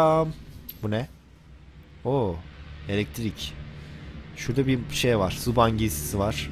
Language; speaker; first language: Turkish; native; Turkish